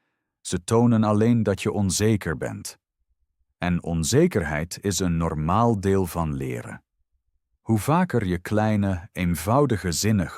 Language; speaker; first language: Dutch; non-native, fluent; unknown